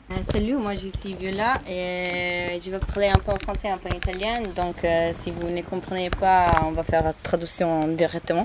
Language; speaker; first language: French; non-native, learner; Italian